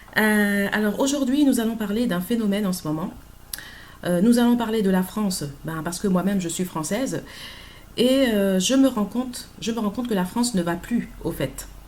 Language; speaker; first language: French; native; French